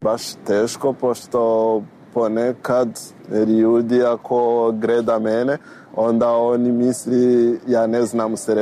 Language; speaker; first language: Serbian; non-native, learner; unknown